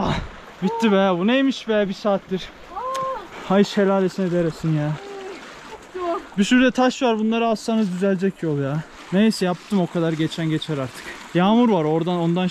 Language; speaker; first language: Turkish; native; Turkish